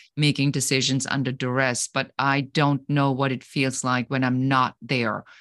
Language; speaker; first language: English; non-native, fluent; German